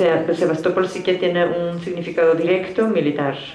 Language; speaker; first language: Spanish; native; Spanish